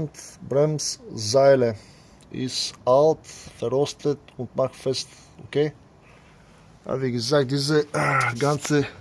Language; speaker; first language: German; non-native, learner; Bulgarian